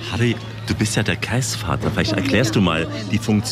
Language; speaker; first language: German; native; German